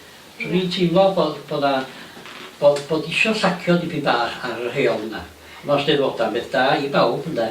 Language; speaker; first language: Welsh; native; Welsh